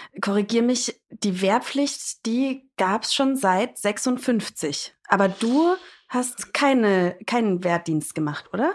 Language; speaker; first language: German; early bilingual, other home language; English